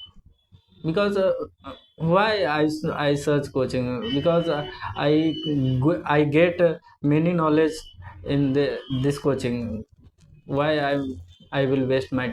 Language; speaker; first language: English; non-native, learner; Hindi